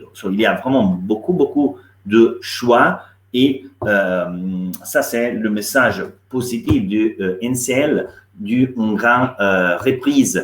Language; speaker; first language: French; non-native, fluent; Italian